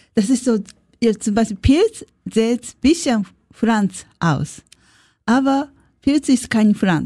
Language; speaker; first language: German; non-native, learner; Japanese